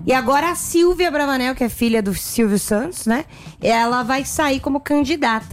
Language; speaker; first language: Portuguese; native; Portuguese